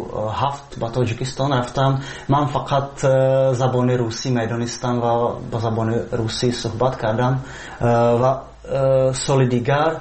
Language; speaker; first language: Tajik; non-native, fluent; Czech